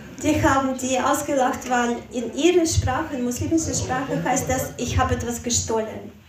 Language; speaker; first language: German; non-native, fluent; Russian